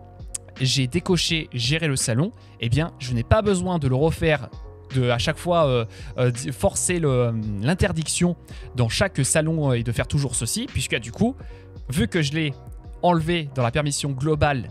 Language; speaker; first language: French; native; French